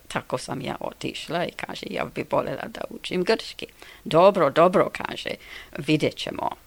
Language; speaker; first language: Serbian; non-native, fluent; English